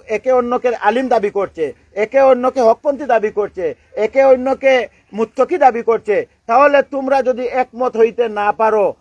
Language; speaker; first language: Bangla; non-native, local second language; Sylheti